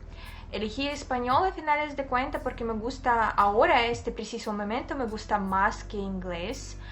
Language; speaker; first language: Spanish; non-native, fluent; Russian